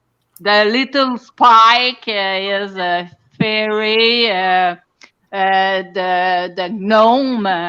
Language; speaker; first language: English; non-native, local second language; French